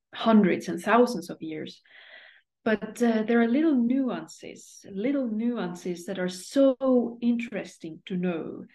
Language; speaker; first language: English; non-native, fluent; Estonian